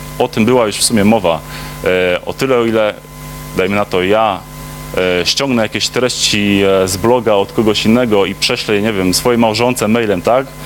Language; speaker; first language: Polish; native; Polish